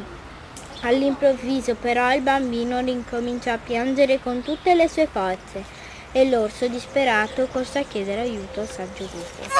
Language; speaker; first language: Italian; native; Italian